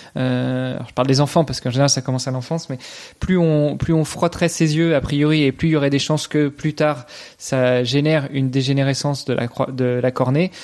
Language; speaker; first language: French; native; French